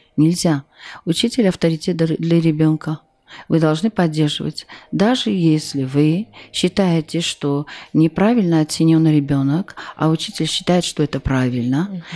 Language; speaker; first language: Russian; non-native, local second language; Armenian